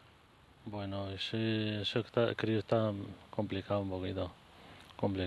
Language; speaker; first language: Spanish; non-native, learner; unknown